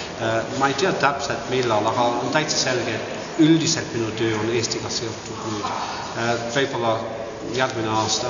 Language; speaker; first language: Estonian; early bilingual, heritage; English